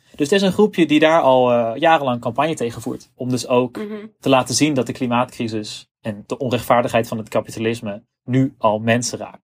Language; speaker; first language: Dutch; native; Dutch